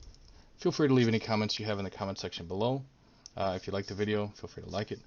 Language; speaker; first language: English; native; English